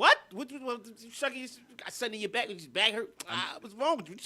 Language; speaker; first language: English; native; English